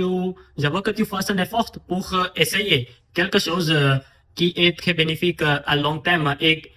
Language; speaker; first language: French; non-native, fluent; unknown